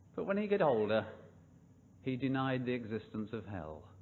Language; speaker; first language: English; native; English